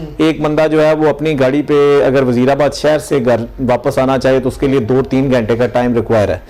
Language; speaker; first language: Urdu; non-native, local second language; Punjabi